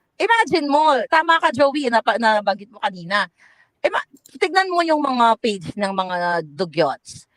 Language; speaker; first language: Filipino; non-native, local second language; Cebuano